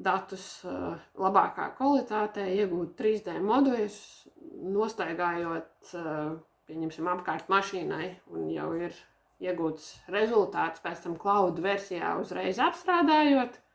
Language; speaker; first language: Latvian; native; Latvian